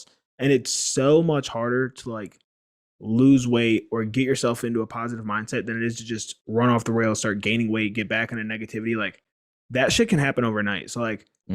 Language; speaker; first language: English; native; English